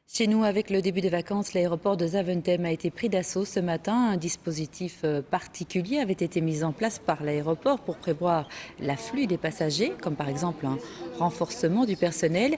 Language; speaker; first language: French; native; French